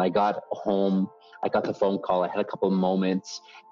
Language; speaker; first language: English; native; English